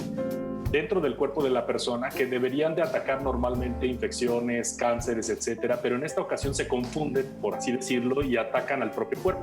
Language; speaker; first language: Spanish; native; Spanish